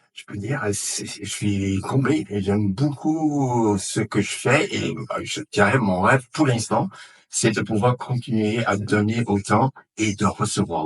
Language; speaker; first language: French; non-native, fluent; English